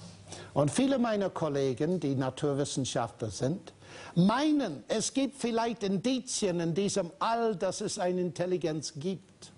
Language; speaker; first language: German; non-native, fluent; English